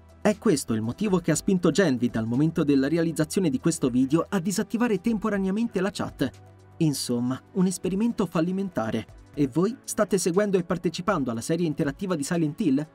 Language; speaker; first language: Italian; native; Italian